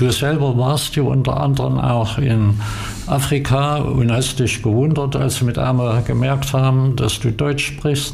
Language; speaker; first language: German; native; German